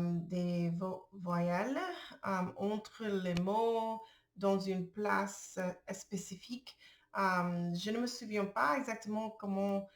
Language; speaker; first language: French; non-native, learner; English